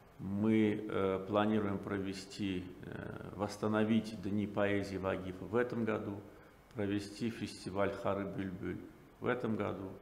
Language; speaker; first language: Russian; non-native, local second language; Azerbaijani